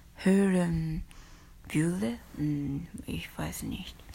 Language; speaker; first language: German; non-native, learner; Japanese